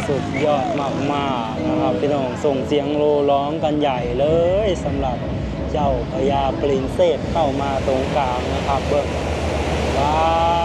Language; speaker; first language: Thai; non-native, local second language; Lao